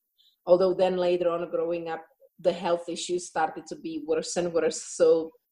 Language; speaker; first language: English; non-native, fluent; Czech